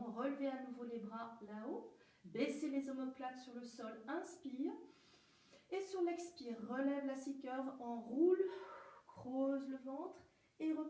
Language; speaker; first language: French; native; French